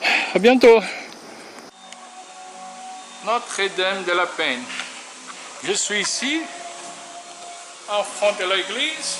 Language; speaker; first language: French; non-native, learner; Portuguese